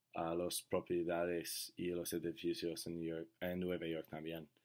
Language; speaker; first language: Spanish; non-native, learner; English